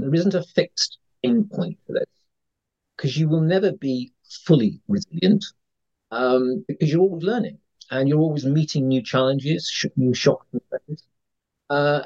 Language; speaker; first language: English; native; English